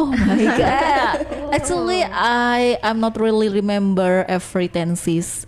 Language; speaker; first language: English; non-native, learner; Indonesian